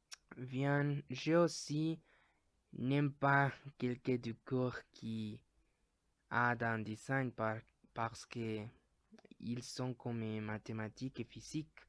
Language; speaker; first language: French; non-native, learner; Spanish